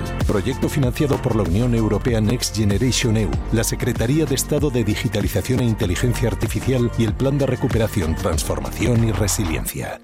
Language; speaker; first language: Spanish; native; Spanish